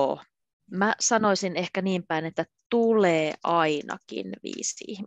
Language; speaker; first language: Finnish; native; Finnish